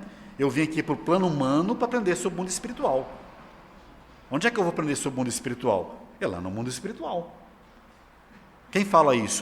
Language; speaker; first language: Portuguese; native; Portuguese